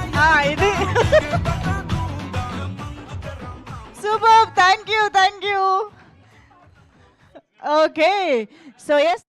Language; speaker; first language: Telugu; native; Telugu